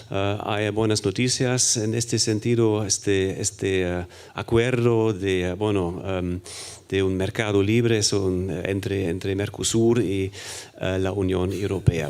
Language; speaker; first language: Spanish; non-native, fluent; German